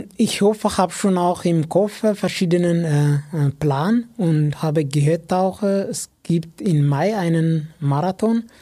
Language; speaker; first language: German; non-native, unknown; Amharic